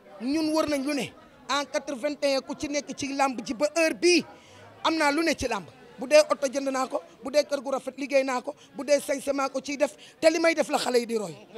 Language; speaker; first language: Wolof; non-native, local second language; Serer